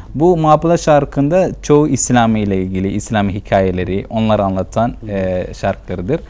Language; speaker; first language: Turkish; non-native, fluent; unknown